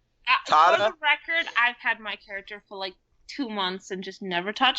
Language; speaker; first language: English; native; English